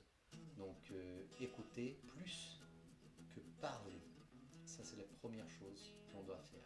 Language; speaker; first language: French; non-native, fluent; Portuguese